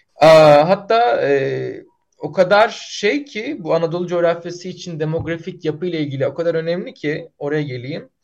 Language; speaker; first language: Turkish; native; Turkish